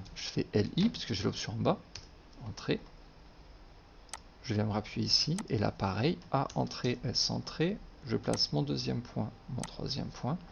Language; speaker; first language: French; native; French